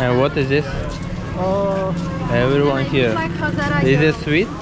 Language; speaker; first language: English; non-native, learner; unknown